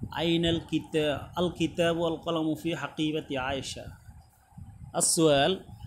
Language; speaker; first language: Arabic; non-native, fluent; Bangla